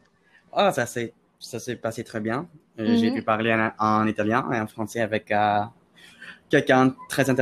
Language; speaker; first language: French; non-native, fluent; Filipino